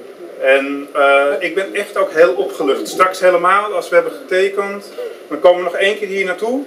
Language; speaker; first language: Dutch; native; Dutch